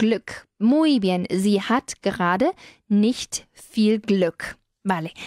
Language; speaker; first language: German; non-native, fluent; Spanish